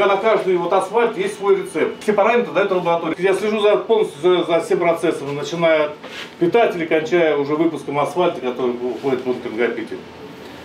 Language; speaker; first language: Russian; native; Russian